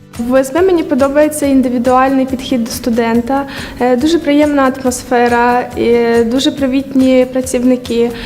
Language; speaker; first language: Ukrainian; native; Ukrainian